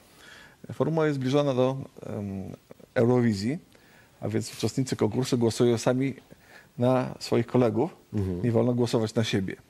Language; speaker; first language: Polish; native; Polish